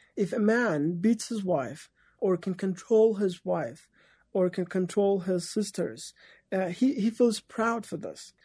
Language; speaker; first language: English; non-native, fluent; Persian